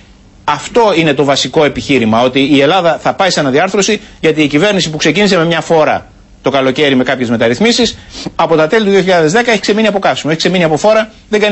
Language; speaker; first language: Greek; native; Greek